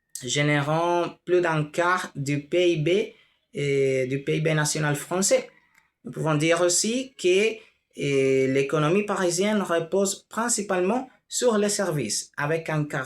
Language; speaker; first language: French; non-native, learner; Spanish